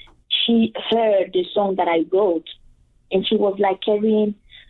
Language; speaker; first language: English; non-native, fluent; French